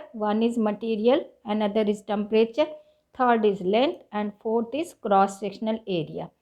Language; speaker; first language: English; non-native, local second language; Hindi